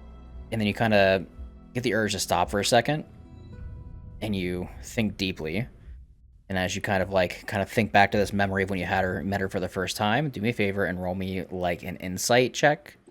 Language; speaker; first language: English; native; English